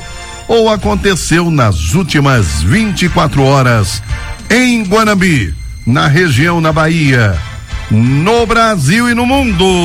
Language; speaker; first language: Portuguese; native; Portuguese